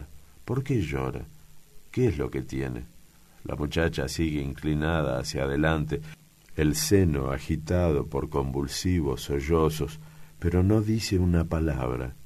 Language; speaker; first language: Spanish; native; Spanish